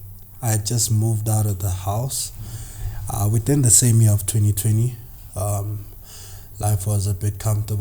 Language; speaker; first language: English; non-native, local second language; Zulu